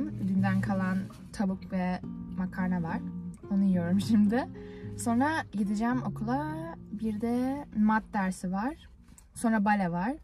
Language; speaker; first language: Turkish; early bilingual, heritage; Turkish